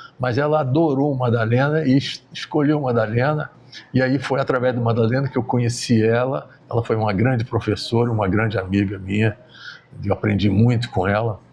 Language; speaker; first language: Portuguese; native; Portuguese